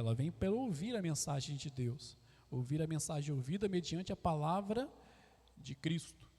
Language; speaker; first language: Portuguese; native; Portuguese